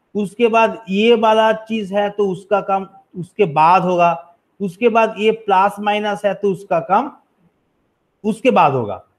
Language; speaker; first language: Hindi; non-native, local second language; Bangla